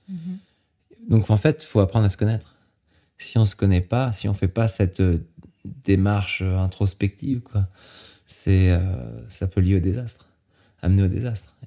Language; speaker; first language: French; native; French